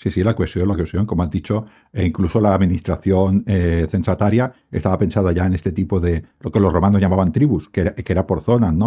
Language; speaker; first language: Spanish; native; Spanish